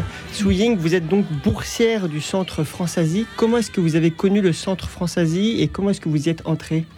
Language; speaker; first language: French; native; French